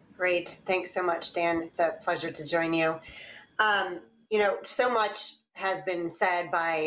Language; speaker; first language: English; native; English